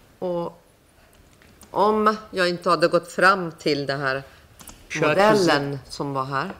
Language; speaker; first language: Swedish; non-native, fluent; Persian